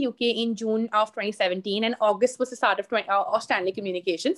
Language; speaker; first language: English; non-native, local second language; Hindi